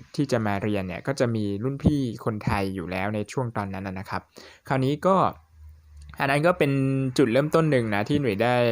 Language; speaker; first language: Thai; native; Thai